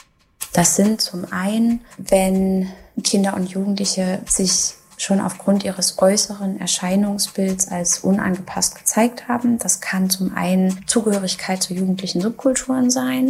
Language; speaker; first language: German; native; German